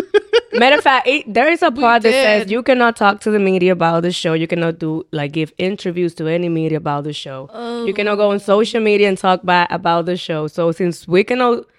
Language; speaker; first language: English; non-native, fluent; Spanish